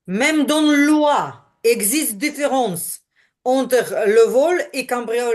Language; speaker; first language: French; non-native, learner; Ukrainian